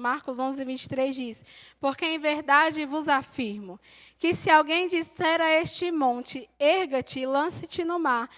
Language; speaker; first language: Portuguese; native; Portuguese